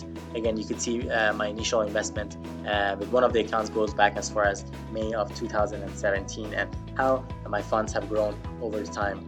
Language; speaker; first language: English; non-native, fluent; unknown